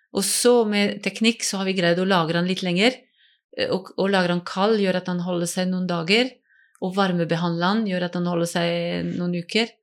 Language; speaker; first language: Norwegian; non-native, fluent; French